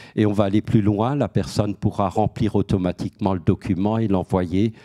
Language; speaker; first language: French; native; French